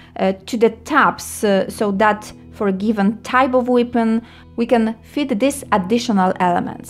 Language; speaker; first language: English; non-native, fluent; Polish